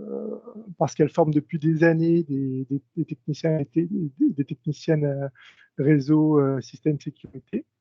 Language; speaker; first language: French; native; French